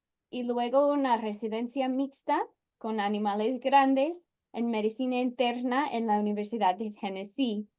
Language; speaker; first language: Spanish; non-native, fluent; English